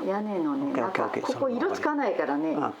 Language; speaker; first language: Japanese; native; Japanese